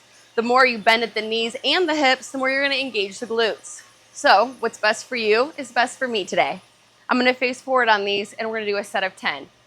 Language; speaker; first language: English; native; English